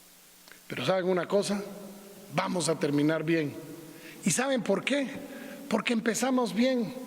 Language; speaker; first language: Spanish; native; Spanish